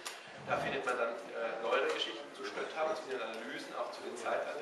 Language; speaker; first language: German; native; German